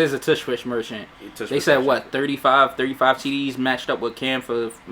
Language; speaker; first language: English; native; English